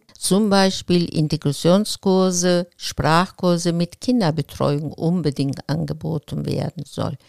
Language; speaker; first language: German; non-native, fluent; Turkish